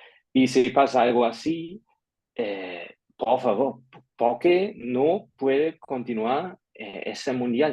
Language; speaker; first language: Spanish; non-native, fluent; German